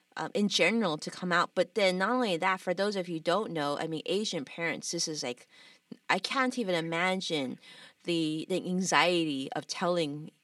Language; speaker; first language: English; native; English